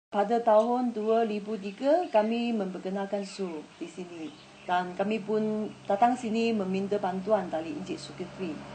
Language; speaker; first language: Malay; non-native, local second language; Chinese